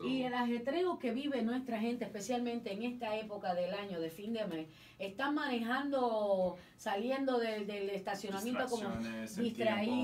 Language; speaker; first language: Spanish; native; Spanish